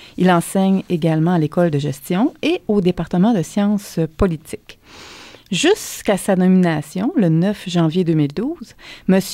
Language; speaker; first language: French; native; French